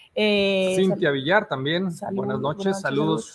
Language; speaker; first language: Spanish; native; Spanish